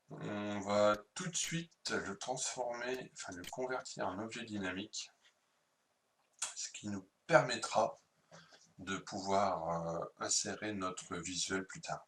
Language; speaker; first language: French; native; French